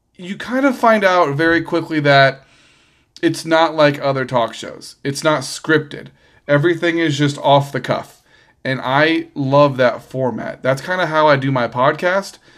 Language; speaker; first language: English; native; English